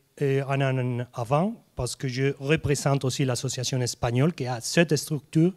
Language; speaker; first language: French; non-native, fluent; Spanish